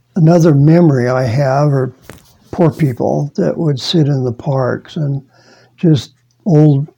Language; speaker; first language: English; native; English